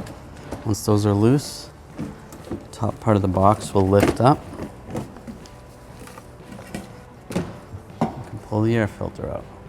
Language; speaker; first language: English; native; English